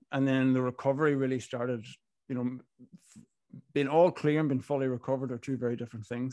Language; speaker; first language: English; native; English